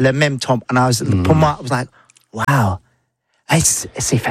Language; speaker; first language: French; non-native, learner; English